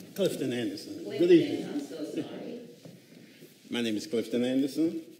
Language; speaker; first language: English; native; English